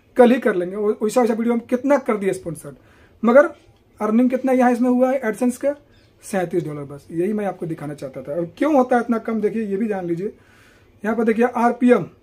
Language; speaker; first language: Hindi; native; Hindi